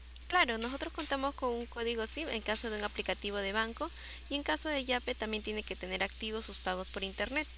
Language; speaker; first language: Spanish; native; Spanish